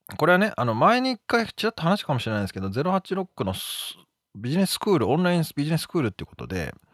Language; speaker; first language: Japanese; native; Japanese